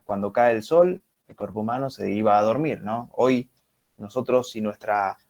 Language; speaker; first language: Spanish; native; Spanish